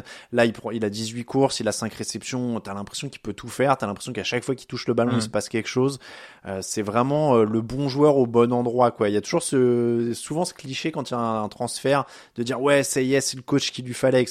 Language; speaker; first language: French; native; French